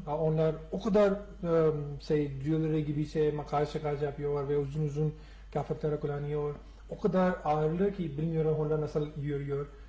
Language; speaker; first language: Turkish; non-native, learner; Urdu